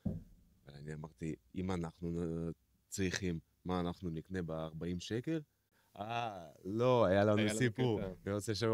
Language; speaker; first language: Hebrew; non-native, fluent; Russian